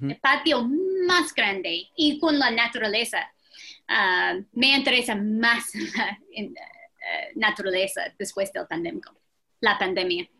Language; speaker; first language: Spanish; non-native, fluent; English